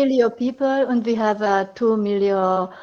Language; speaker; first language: English; non-native, learner; Hungarian